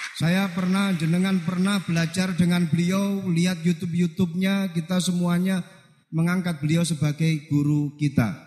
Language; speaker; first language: Indonesian; non-native, local second language; Javanese